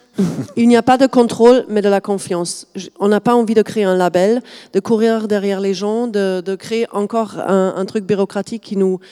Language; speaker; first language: French; non-native, fluent; German